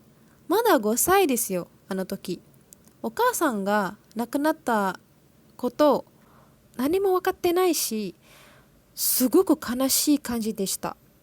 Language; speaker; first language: Japanese; non-native, learner; Malay